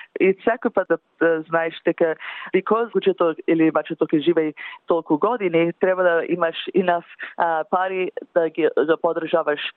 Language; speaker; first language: Macedonian; early bilingual, heritage; English